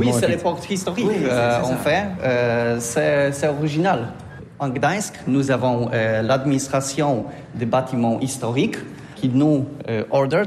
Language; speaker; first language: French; non-native, learner; Polish